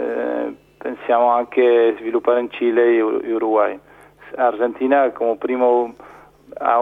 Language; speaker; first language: Italian; non-native, fluent; Spanish